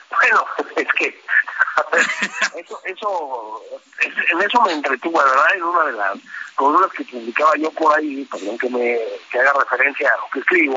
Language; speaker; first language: Spanish; native; Spanish